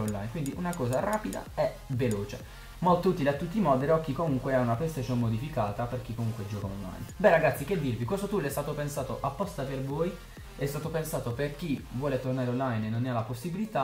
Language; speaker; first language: Italian; native; Italian